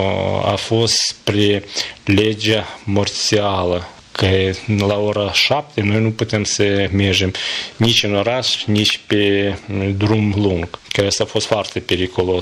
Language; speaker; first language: Romanian; non-native, learner; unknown